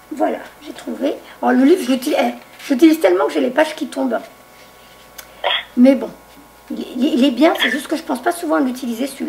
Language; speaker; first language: French; native; French